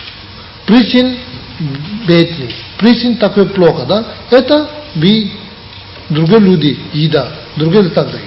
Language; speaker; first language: Russian; non-native, learner; Tibetan